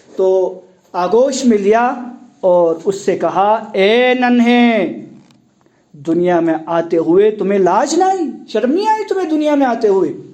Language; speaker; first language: Urdu; non-native, local second language; Kashmiri